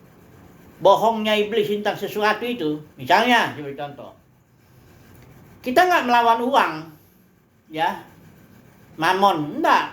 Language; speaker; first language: Indonesian; native; Indonesian